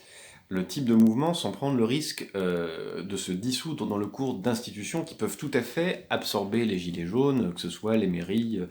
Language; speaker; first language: French; native; French